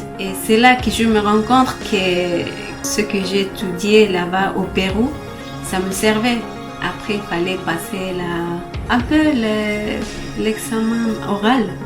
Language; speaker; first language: French; non-native, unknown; Spanish